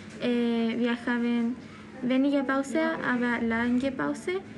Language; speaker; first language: German; non-native, learner; Spanish